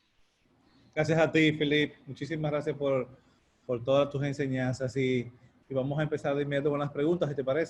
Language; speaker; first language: Spanish; native; Spanish